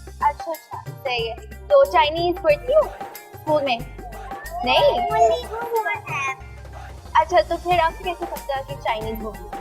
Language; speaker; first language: Hindi; non-native, fluent; Chinese